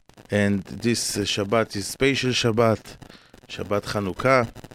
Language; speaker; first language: English; non-native, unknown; Hebrew